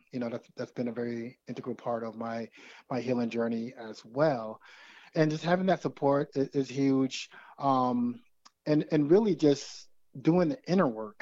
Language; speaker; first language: English; native; English